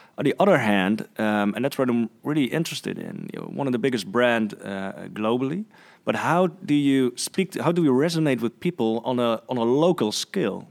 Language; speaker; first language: English; non-native, fluent; Dutch